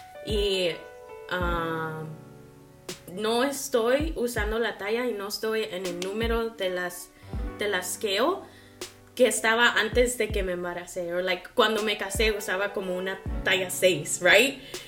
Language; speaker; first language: Spanish; early bilingual, heritage; Spanish